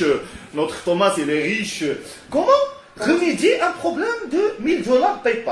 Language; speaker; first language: French; non-native, local second language; Arabic